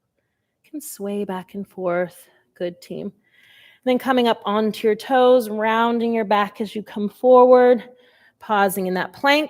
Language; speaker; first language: English; native; English